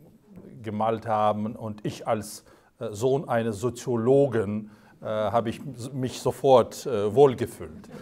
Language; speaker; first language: German; non-native, fluent; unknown